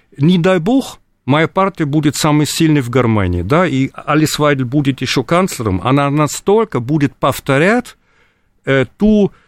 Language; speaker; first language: Russian; non-native, fluent; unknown